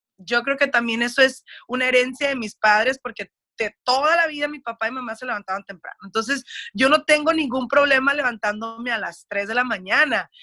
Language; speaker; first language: Spanish; early bilingual, heritage; Spanish